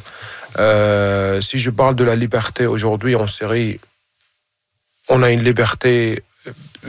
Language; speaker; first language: French; non-native, fluent; Arabic